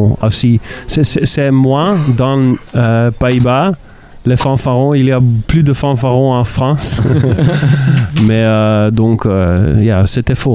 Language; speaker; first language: French; non-native, learner; Dutch